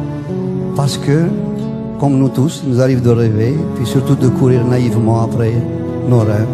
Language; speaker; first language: French; non-native, local second language; Kabyle